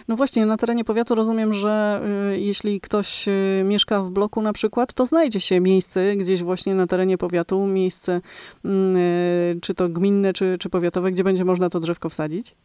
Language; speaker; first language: Polish; native; Polish